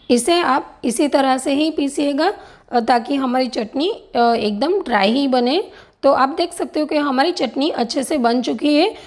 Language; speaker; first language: Hindi; non-native, local second language; Gujarati